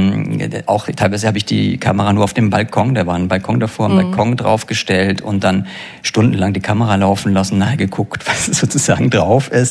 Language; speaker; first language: German; native; German